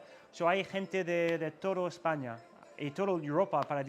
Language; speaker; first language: Spanish; non-native, learner; English